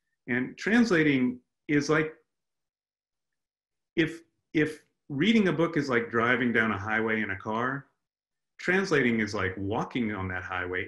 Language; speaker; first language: English; native; English